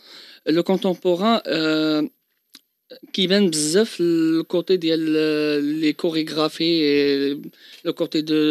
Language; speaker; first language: French; non-native, local second language; Arabic